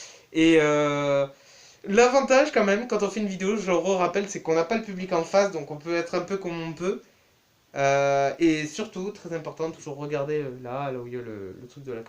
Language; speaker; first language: French; native; French